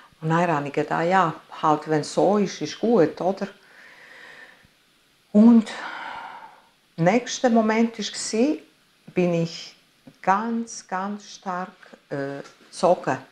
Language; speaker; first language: German; non-native, fluent; Italian